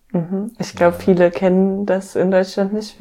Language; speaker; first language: German; native; German